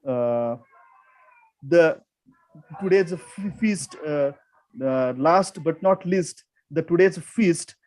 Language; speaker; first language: English; non-native, local second language; Marathi